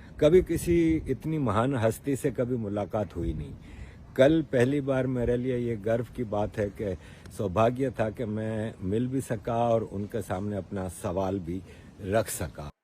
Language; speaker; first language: Urdu; native; Urdu